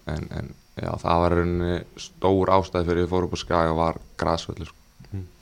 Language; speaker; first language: Icelandic; early bilingual, heritage; English